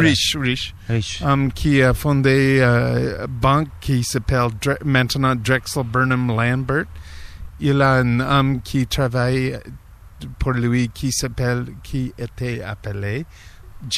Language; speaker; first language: French; non-native, learner; English